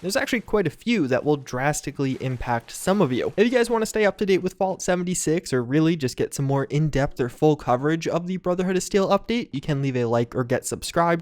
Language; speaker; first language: English; native; English